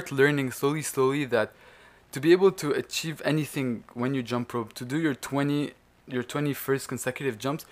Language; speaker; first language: English; non-native, fluent; Arabic